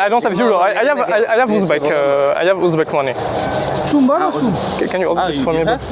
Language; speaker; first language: English; non-native, learner; French